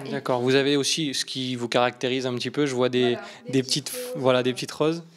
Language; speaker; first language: French; native; French